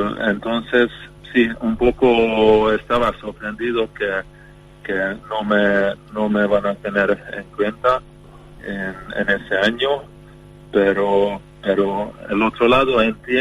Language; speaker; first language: Spanish; non-native, fluent; Hungarian